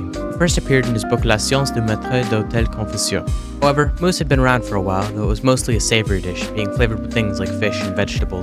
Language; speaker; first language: English; native; English